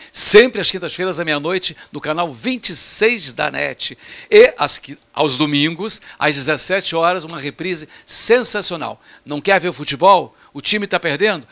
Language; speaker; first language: Portuguese; native; Portuguese